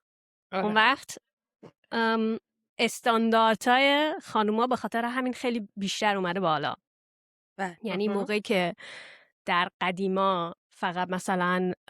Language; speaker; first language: Persian; early bilingual, heritage; Persian